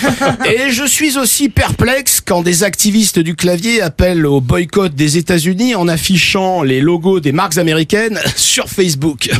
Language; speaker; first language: French; native; French